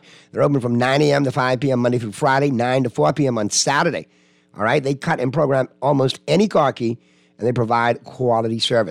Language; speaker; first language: English; native; English